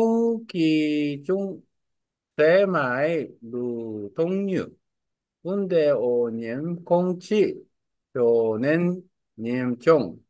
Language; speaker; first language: Vietnamese; non-native, learner; Korean